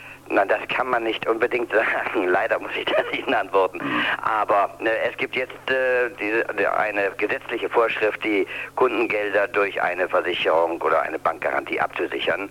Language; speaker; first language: German; native; German